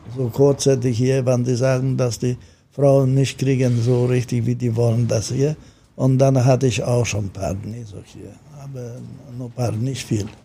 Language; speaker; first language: German; non-native, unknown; Polish